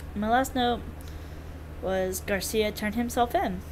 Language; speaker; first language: English; native; English